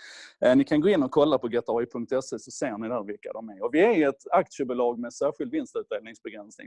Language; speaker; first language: Swedish; native; Swedish